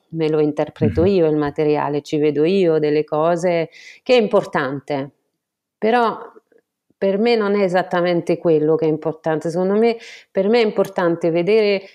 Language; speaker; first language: Italian; non-native, fluent; French